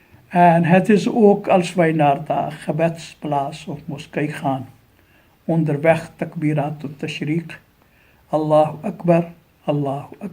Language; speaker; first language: Dutch; non-native, fluent; Urdu